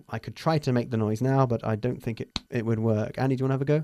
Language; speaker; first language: English; native; English